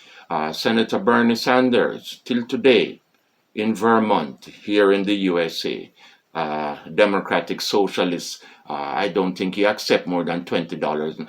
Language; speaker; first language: English; non-native, fluent; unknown